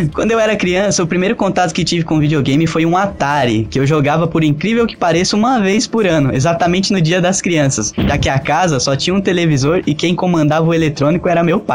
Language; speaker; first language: Portuguese; native; Portuguese